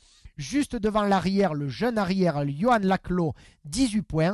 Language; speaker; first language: French; native; French